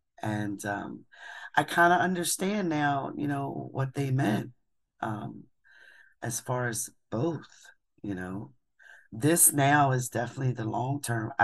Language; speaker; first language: English; native; English